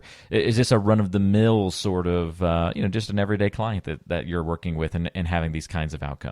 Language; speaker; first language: English; native; English